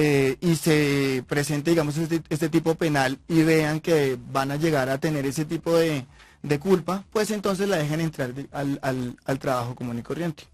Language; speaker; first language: Spanish; native; Spanish